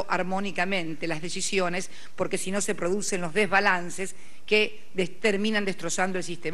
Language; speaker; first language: Spanish; native; Spanish